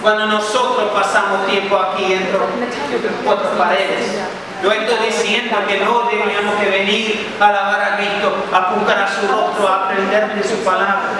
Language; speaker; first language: Spanish; non-native, fluent; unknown